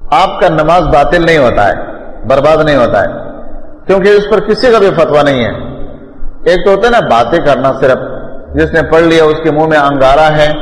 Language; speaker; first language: Urdu; non-native, local second language; Pashto